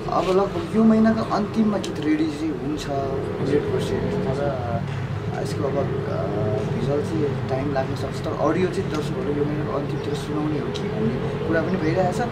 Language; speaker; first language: Nepali; non-native, local second language; Eastern Tamang